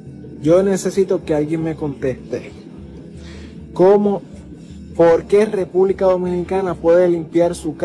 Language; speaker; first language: Spanish; native; Spanish